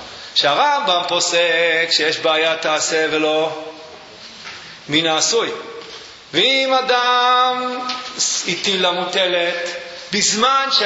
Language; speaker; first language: Hebrew; native; Hebrew